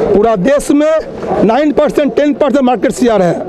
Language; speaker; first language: Hindi; non-native, local second language; Bangla